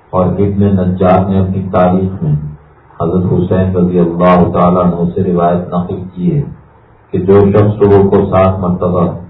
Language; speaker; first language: Urdu; native; Urdu